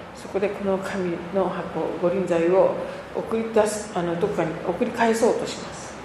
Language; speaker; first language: Japanese; native; Japanese